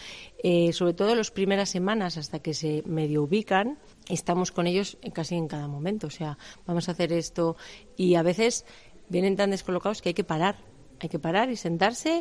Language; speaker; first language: Spanish; native; Spanish